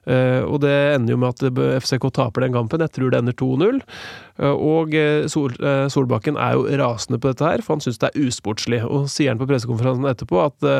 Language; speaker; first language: Norwegian; native; Norwegian